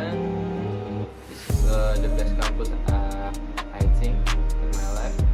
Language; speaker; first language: English; non-native, learner; Indonesian